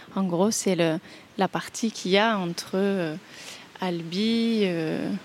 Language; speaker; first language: French; native; French